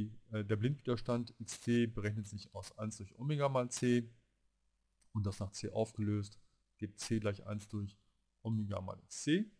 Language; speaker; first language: German; native; German